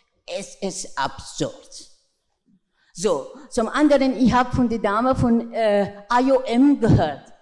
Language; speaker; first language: German; non-native, fluent; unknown